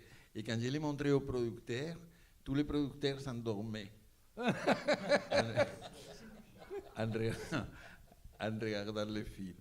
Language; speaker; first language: French; non-native, fluent; Spanish